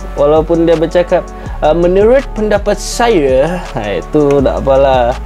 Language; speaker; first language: Malay; native; Malay